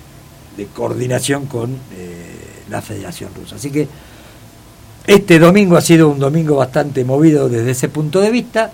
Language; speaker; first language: Spanish; native; Spanish